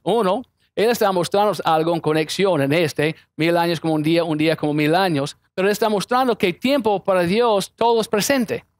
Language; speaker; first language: Spanish; non-native, fluent; English